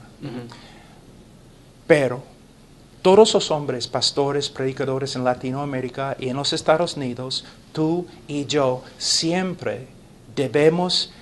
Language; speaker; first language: Spanish; non-native, fluent; English